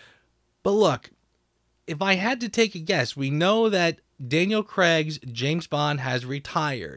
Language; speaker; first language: English; native; English